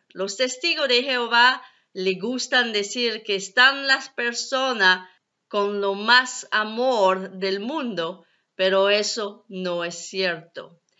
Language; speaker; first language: Spanish; non-native, learner; French